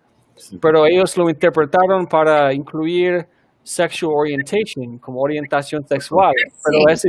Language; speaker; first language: Spanish; non-native, fluent; English